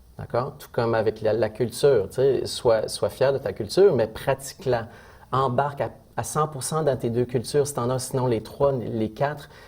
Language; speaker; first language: French; native; French